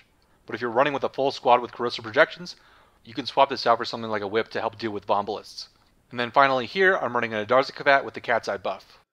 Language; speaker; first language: English; native; English